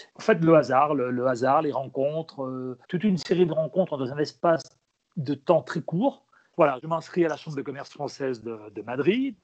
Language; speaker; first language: French; early bilingual, other home language; Spanish